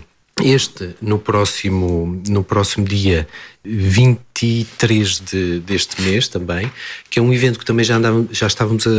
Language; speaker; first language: Portuguese; native; Portuguese